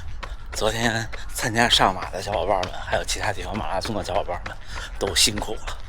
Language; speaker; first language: Chinese; native; Chinese